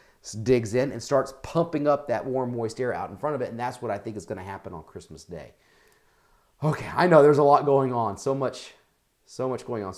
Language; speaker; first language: English; native; English